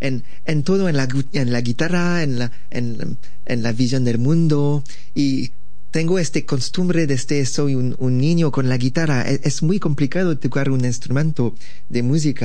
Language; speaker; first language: Spanish; non-native, learner; French